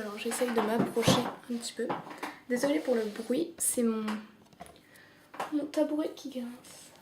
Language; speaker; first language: French; native; French